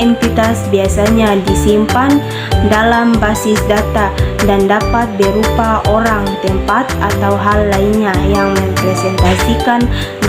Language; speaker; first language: Indonesian; native; Indonesian